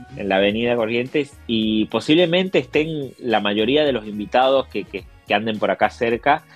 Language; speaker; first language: Spanish; native; Spanish